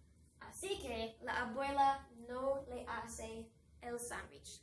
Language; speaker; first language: Spanish; non-native, fluent; English